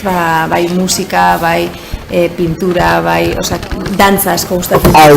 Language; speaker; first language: Basque; non-native, local second language; Spanish